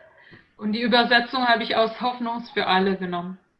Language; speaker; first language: German; non-native, learner; Indonesian